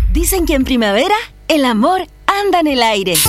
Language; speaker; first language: Spanish; native; Spanish